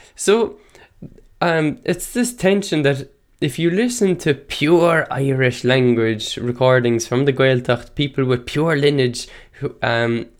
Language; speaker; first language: English; non-native, local second language; Irish